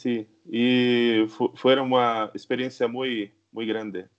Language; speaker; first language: Spanish; non-native, learner; Portuguese